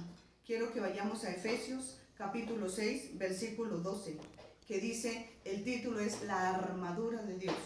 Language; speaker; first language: Spanish; native; Spanish